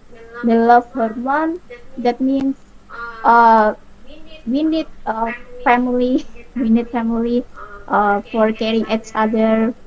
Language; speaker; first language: English; non-native, learner; Indonesian